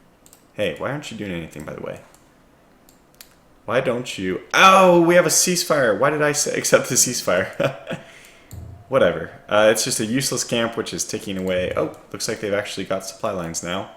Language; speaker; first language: English; native; English